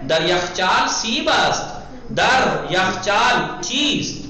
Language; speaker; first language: Persian; non-native, fluent; Urdu